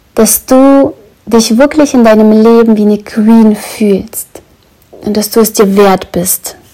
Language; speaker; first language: German; native; German